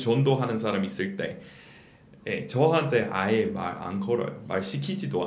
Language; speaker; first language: Korean; non-native, fluent; English